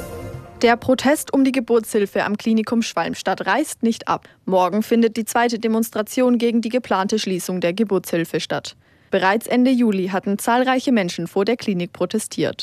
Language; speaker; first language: German; native; German